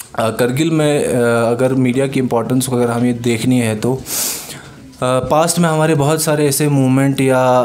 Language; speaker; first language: Hindi; non-native, local second language; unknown